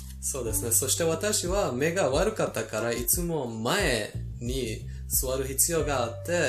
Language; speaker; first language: Japanese; non-native, fluent; Persian